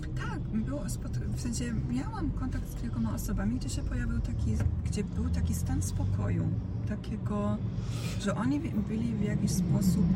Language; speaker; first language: Polish; non-native, fluent; Croatian